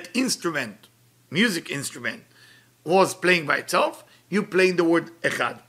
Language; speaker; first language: English; non-native, fluent; Hebrew